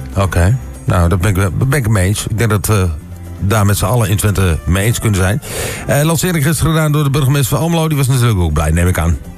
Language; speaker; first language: Dutch; native; Dutch